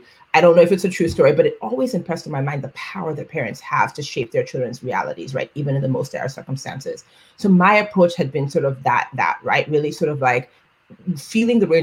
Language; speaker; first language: English; non-native, local second language; Yoruba